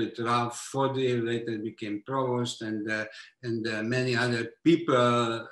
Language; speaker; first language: English; non-native, fluent; Hungarian